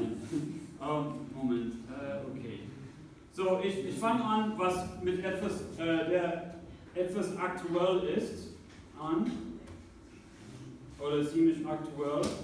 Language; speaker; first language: German; non-native, fluent; English